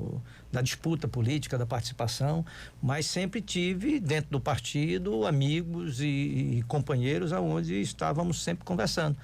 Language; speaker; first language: Portuguese; native; Portuguese